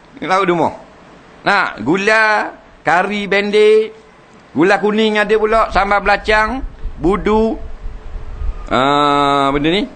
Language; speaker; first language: Malay; native; Malay